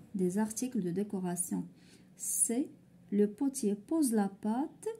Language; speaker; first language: French; non-native, local second language; Arabic